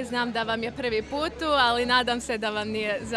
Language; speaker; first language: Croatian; early bilingual, heritage; Croatian